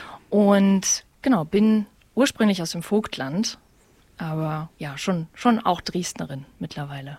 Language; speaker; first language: German; native; German